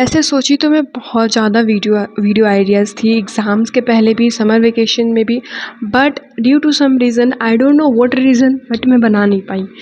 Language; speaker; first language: Hindi; native; Hindi